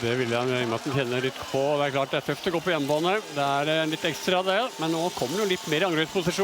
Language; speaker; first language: Norwegian; native; Norwegian